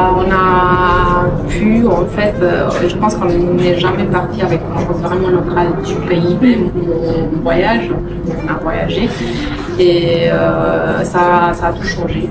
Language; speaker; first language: French; non-native, fluent; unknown